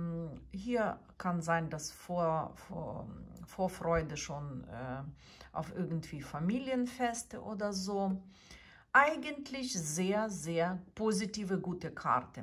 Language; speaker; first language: German; non-native, fluent; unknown